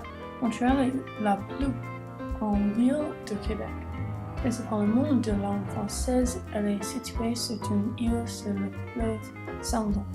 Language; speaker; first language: French; non-native, learner; English